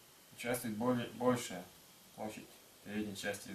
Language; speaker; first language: Russian; non-native, local second language; Tuvinian